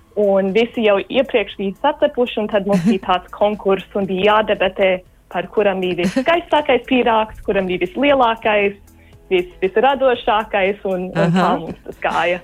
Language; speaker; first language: Latvian; early bilingual, heritage; Latvian